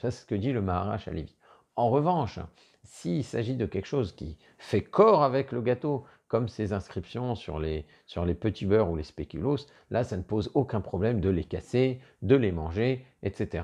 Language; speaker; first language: French; native; French